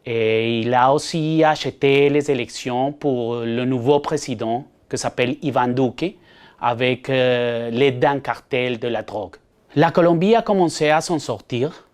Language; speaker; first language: French; non-native, fluent; Spanish